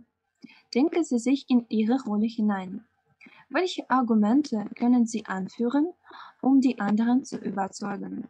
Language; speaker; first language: German; non-native, fluent; Russian